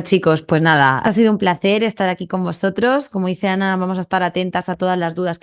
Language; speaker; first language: Spanish; native; Spanish